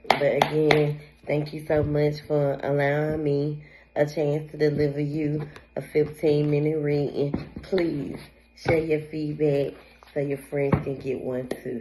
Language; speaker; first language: English; native; English